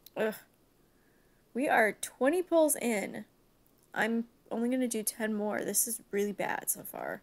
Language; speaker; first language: English; native; English